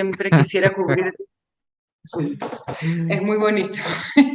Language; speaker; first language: Spanish; native; Spanish